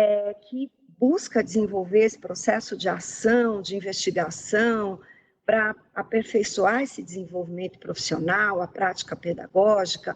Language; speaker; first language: Portuguese; native; Portuguese